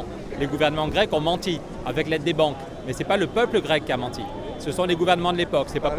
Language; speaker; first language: French; native; French